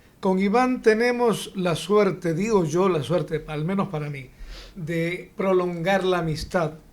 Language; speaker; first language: Spanish; native; Spanish